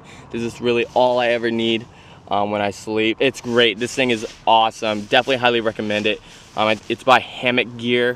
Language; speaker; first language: English; native; English